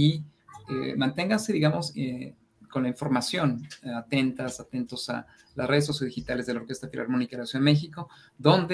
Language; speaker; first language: Spanish; native; Spanish